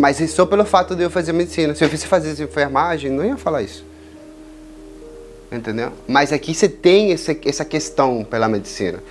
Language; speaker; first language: Portuguese; non-native, fluent; Spanish